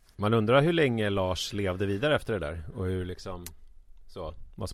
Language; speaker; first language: Swedish; native; Swedish